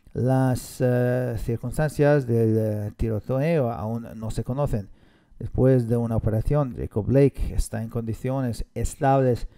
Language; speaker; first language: Spanish; non-native, fluent; Hungarian